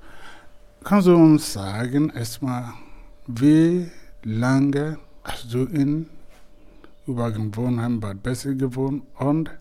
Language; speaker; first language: German; non-native, fluent; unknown